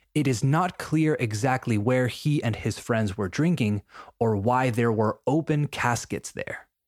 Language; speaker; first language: English; non-native, fluent; Spanish